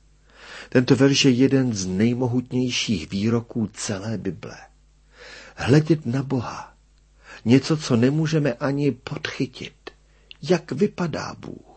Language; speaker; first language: Czech; native; Czech